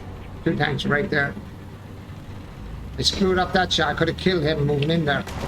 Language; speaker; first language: English; native; English